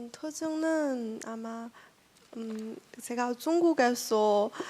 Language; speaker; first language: Korean; non-native, learner; Chinese